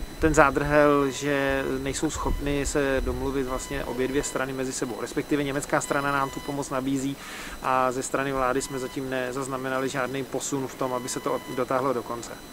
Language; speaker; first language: Czech; native; Czech